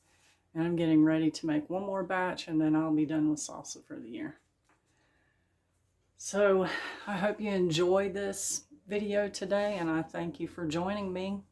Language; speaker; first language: English; native; English